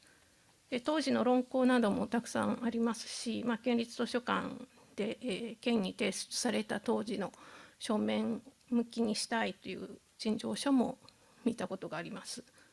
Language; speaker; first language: Japanese; native; Japanese